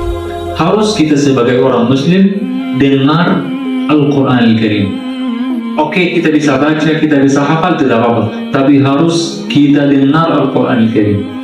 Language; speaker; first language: Indonesian; non-native, fluent; Arabic